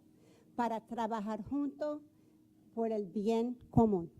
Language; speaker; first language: Spanish; non-native, fluent; English